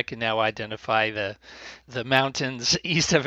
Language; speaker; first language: English; native; English